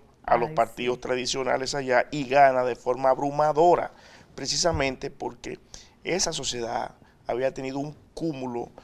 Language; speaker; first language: Spanish; native; Spanish